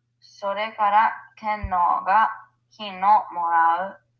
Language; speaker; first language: Japanese; non-native, learner; English